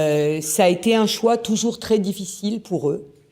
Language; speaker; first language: French; native; French